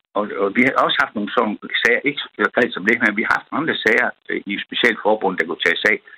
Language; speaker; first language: Danish; native; Danish